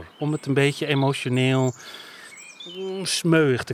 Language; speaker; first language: Dutch; native; Dutch